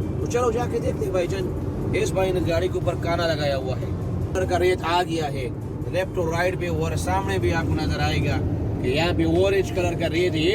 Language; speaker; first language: Urdu; non-native, local second language; Pashto